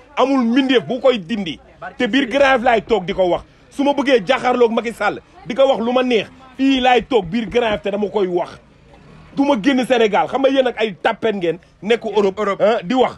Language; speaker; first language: Wolof; native; Wolof